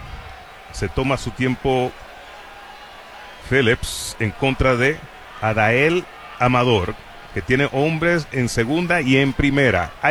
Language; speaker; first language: Spanish; native; Spanish